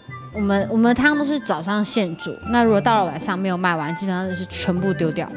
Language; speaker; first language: Chinese; native; Chinese